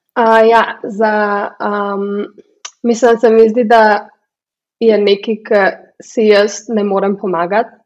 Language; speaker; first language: Slovenian; early bilingual, heritage; Slovenian